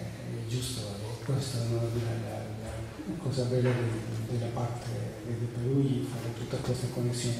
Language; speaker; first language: Italian; non-native, fluent; Spanish